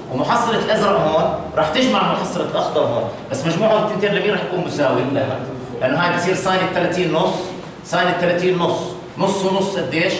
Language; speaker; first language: Arabic; native; Arabic